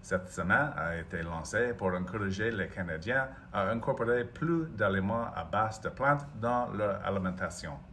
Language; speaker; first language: French; non-native, local second language; English